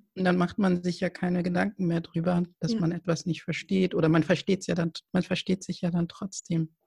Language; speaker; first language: German; early bilingual, other home language; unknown